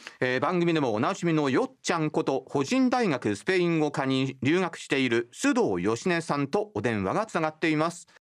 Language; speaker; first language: Japanese; native; Japanese